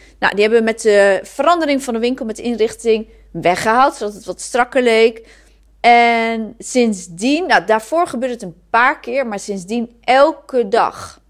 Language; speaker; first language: Dutch; native; Dutch